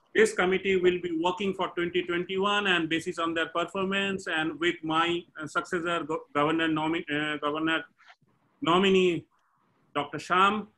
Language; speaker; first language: English; non-native, local second language; Bangla